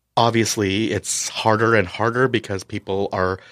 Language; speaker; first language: English; native; English